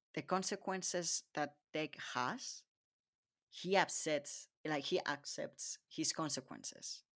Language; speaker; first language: English; non-native, fluent; Spanish